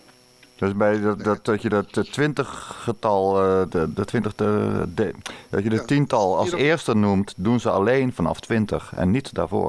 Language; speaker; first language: Dutch; native; Dutch